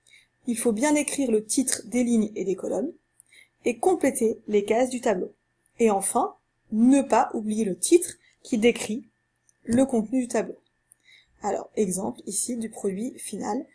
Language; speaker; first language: French; native; French